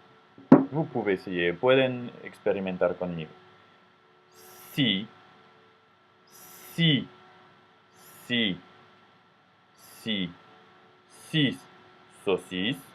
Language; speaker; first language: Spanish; non-native, fluent; French